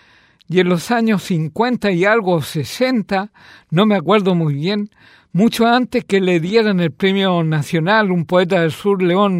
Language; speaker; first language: Spanish; native; Spanish